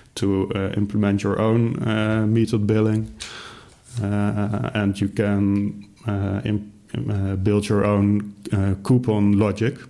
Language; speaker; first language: English; non-native, fluent; Dutch